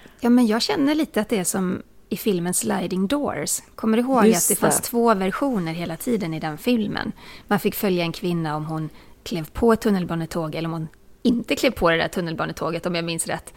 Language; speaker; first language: Swedish; native; Swedish